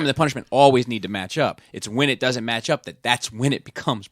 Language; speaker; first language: English; native; English